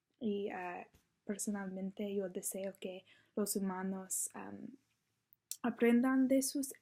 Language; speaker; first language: Spanish; non-native, learner; English